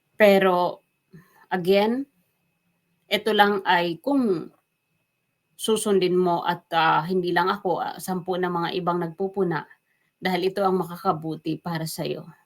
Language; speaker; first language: Filipino; non-native, local second language; Waray